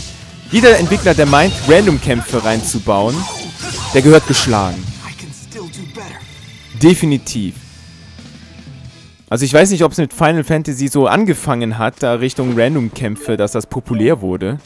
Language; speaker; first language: German; native; German